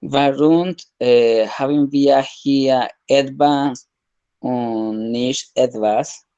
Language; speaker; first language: German; non-native, learner; Spanish